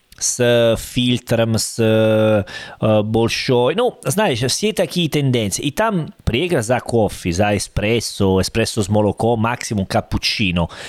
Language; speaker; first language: Russian; non-native, learner; Italian